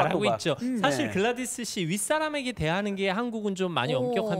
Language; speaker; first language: Korean; native; Korean